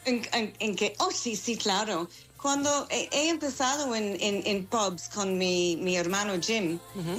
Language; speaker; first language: Spanish; non-native, fluent; English